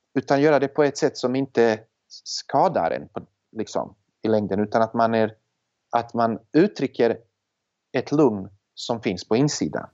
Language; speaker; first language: Swedish; non-native, fluent; Serbian